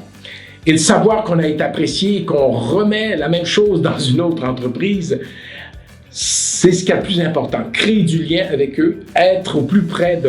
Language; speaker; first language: French; native; French